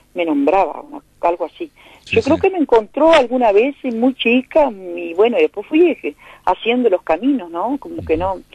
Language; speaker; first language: Spanish; native; Spanish